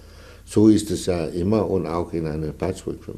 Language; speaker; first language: German; non-native, fluent; Danish